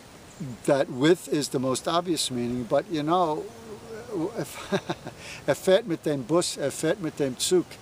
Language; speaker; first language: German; non-native, fluent; English